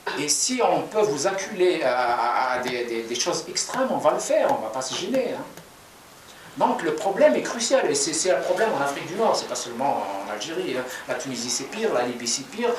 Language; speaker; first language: French; non-native, local second language; Kabyle